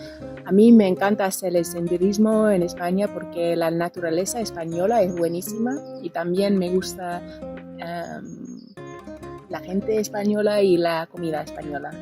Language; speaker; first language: Spanish; non-native, fluent; English